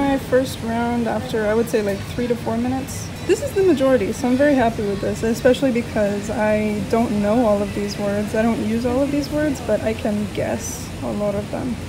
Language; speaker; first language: English; native; English